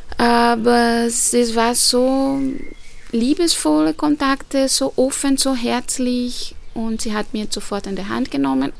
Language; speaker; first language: German; non-native, fluent; Portuguese